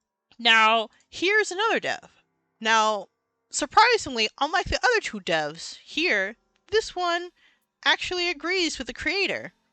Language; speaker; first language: English; native; English